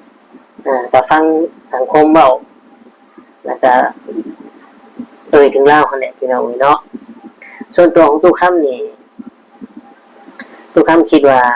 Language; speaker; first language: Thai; non-native, local second language; Lao